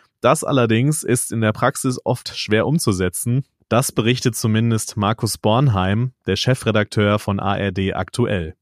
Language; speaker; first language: German; native; German